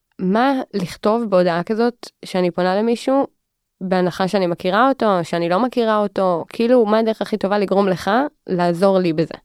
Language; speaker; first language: Hebrew; native; Hebrew